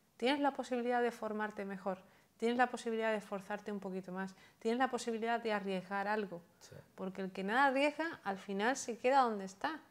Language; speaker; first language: Spanish; native; Spanish